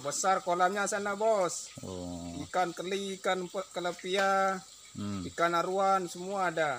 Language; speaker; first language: Malay; native; Malay